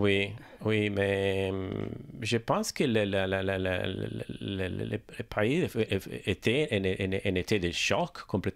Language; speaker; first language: French; non-native, learner; Italian